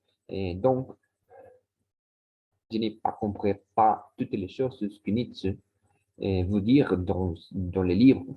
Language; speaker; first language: French; non-native, learner; Spanish